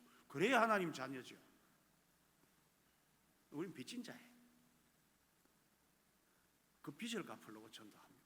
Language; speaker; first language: Korean; native; Korean